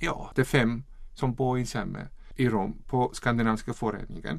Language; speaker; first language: Swedish; non-native, learner; Icelandic